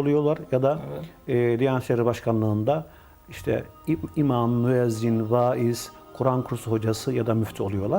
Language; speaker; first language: Turkish; native; Turkish